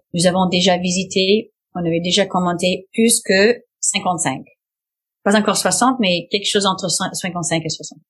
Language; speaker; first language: French; non-native, fluent; English